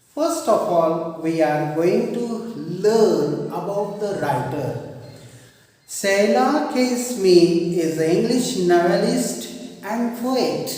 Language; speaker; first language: English; non-native, local second language; Marathi